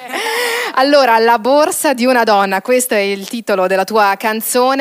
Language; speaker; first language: Italian; native; Italian